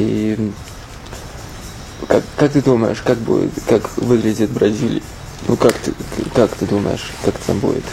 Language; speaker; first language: Russian; non-native, fluent; Latvian